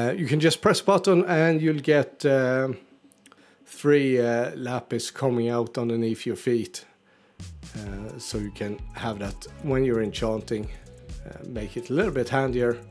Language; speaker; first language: English; native; English